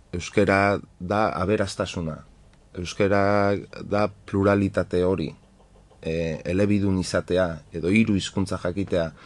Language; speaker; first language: Basque; non-native, local second language; Spanish